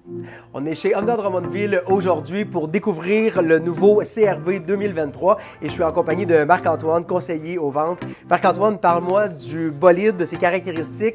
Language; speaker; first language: French; native; French